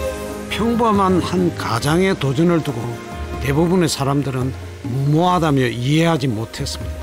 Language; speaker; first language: Korean; native; Korean